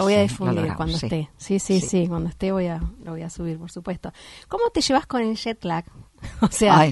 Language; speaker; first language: Spanish; native; Spanish